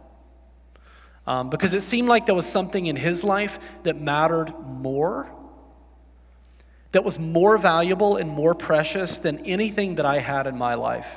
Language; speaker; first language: English; native; English